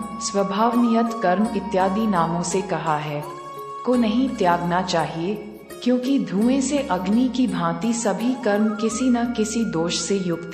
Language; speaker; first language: Hindi; native; Hindi